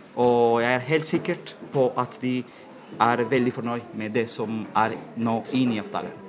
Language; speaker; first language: Norwegian; non-native, fluent; Spanish